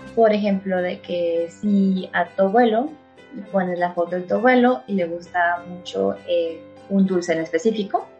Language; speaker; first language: Spanish; native; Spanish